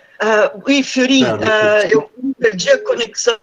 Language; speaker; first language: French; non-native, fluent; Portuguese